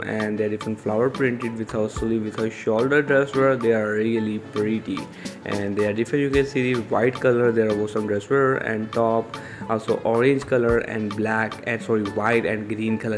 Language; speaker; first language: English; non-native, learner; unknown